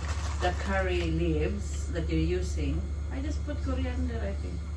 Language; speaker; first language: English; non-native, learner; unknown